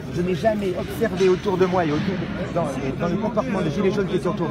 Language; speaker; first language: French; native; French